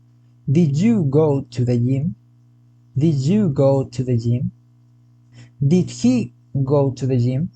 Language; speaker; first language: English; non-native, fluent; Spanish